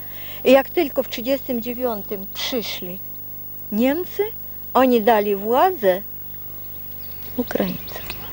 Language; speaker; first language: Polish; non-native, local second language; Rusyn